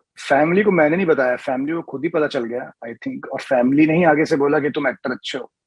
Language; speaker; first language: Hindi; native; Hindi